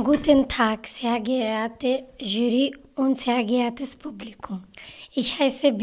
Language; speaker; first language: German; early bilingual, other home language; Bangla